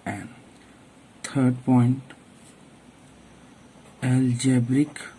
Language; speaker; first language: English; non-native, local second language; Hindi